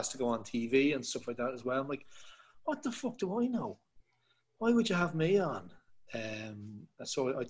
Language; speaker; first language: English; native; English